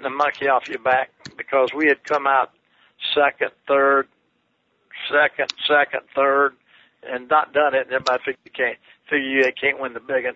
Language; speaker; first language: English; native; English